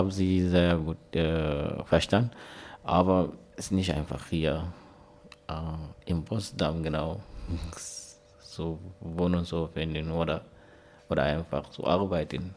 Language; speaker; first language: German; non-native, learner; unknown